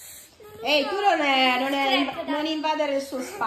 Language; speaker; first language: Italian; native; Italian